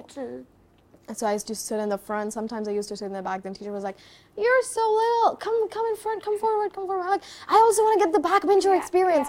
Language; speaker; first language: English; non-native, local second language; Haryanvi